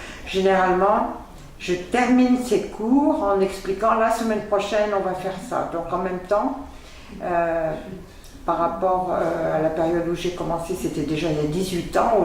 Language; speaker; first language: French; native; French